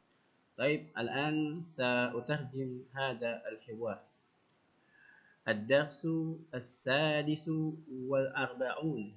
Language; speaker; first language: Arabic; non-native, fluent; Indonesian